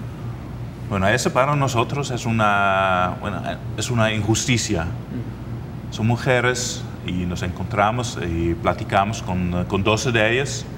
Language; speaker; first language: Spanish; non-native, fluent; Dutch